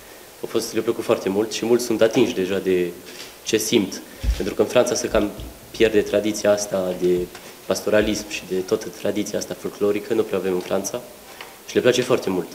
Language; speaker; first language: Romanian; non-native, local second language; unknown